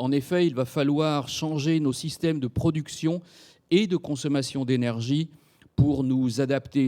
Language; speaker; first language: French; native; French